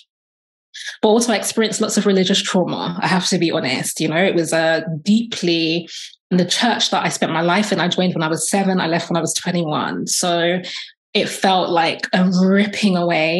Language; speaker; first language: English; native; English